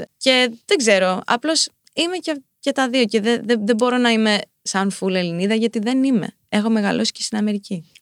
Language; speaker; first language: Greek; early bilingual, heritage; Greek